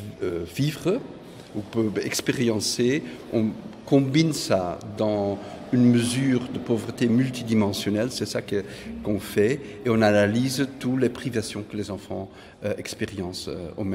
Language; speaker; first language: French; non-native, fluent; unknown